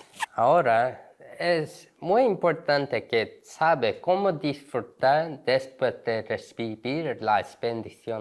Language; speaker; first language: Spanish; non-native, learner; Korean